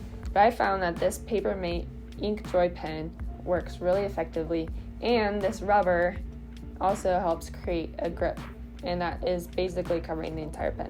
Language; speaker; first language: English; native; English